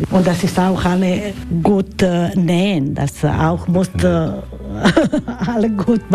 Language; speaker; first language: German; non-native, learner; Croatian